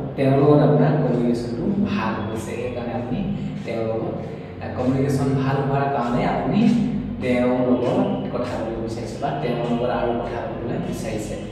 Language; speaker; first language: Assamese; native; Assamese